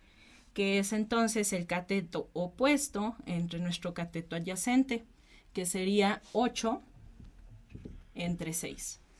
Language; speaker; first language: Spanish; native; Spanish